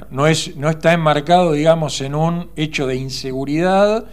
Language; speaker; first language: Spanish; native; Spanish